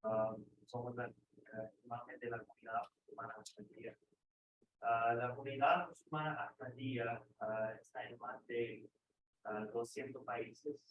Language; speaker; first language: Spanish; non-native, fluent; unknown